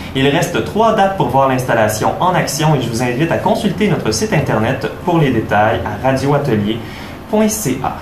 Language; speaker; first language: French; native; French